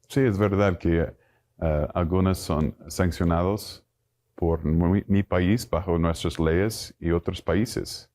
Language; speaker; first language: Spanish; non-native, fluent; English